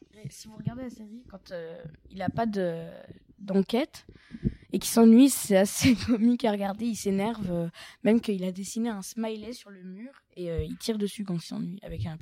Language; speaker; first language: French; native; French